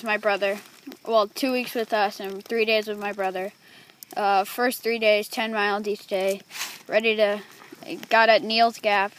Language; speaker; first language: English; native; English